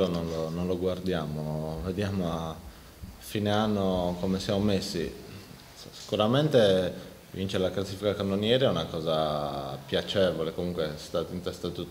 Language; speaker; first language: Italian; native; Italian